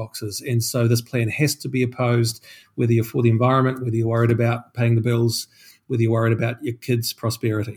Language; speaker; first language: English; native; English